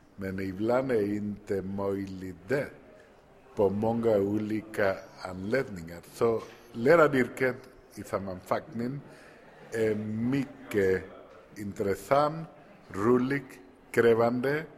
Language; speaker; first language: Swedish; non-native, fluent; Spanish